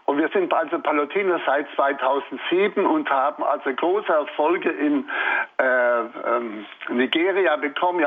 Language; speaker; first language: German; native; German